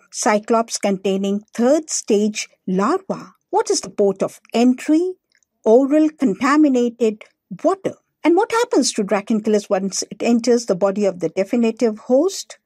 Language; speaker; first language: English; non-native, local second language; Hindi